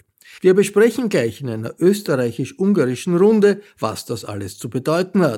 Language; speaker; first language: German; native; German